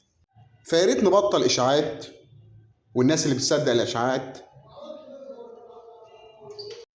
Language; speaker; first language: Arabic; native; Arabic